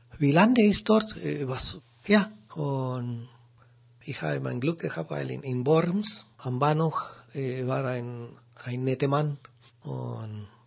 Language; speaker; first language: German; non-native, learner; Spanish